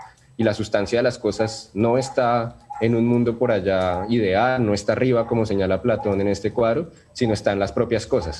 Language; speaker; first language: Spanish; native; Spanish